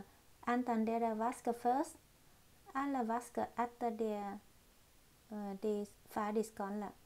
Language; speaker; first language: Norwegian; non-native, learner; Vietnamese